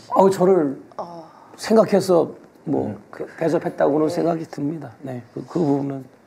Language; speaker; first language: Korean; native; Korean